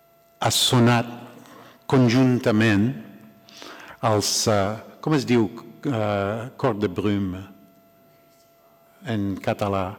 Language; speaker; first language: Catalan; non-native, learner; English